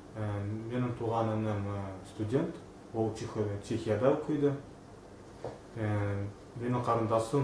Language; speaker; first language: Kazakh; non-native, learner; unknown